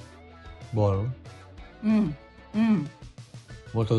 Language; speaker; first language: Italian; native; Italian